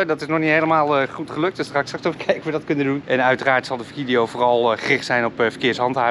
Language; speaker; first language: Dutch; native; Dutch